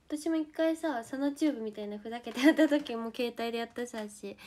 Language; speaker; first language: Japanese; native; Japanese